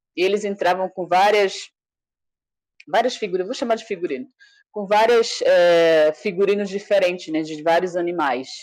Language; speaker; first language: Portuguese; non-native, local second language; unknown